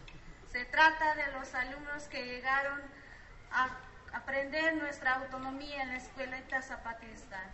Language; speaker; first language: Spanish; non-native, local second language; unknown